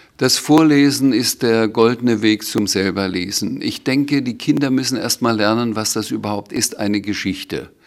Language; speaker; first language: German; native; German